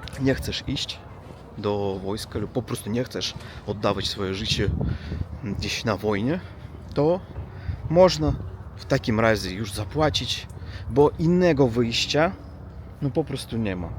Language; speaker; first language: Polish; non-native, learner; Russian